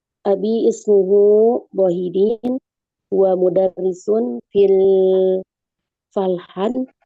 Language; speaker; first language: Arabic; non-native, learner; Indonesian